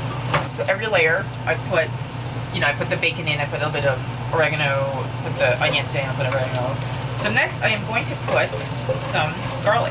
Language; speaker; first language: English; non-native, local second language; Filipino